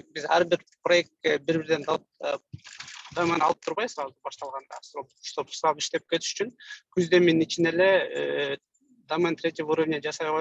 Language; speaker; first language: Kyrgyz; native; Kyrgyz